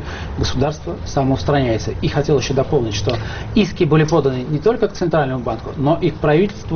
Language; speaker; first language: Russian; native; Russian